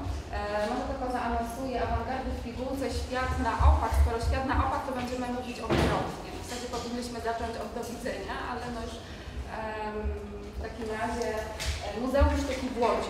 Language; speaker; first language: Polish; native; Polish